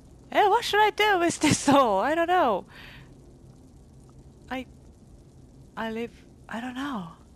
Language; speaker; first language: English; non-native, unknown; Japanese